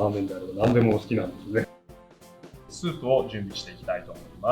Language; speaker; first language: Japanese; native; Japanese